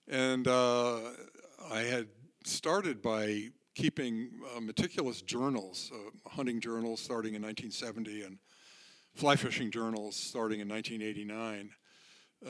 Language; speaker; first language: English; native; English